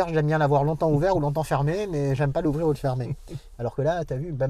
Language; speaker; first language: French; native; French